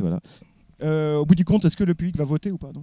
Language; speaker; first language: French; native; French